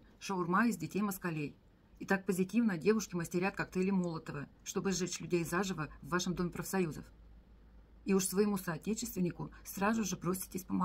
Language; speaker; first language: Russian; native; Russian